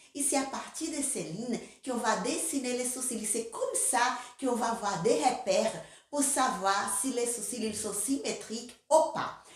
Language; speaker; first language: French; non-native, fluent; Portuguese